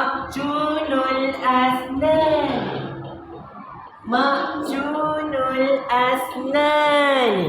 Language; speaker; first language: Arabic; non-native, learner; Malay